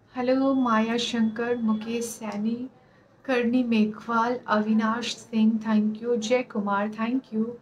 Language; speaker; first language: Hindi; native; Hindi